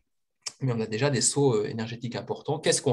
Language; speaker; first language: French; native; French